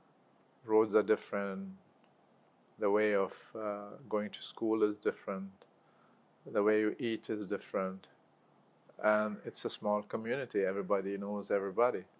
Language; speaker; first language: English; non-native, local second language; Arabic